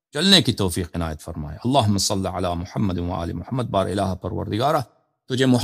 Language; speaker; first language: Urdu; non-native, fluent; Persian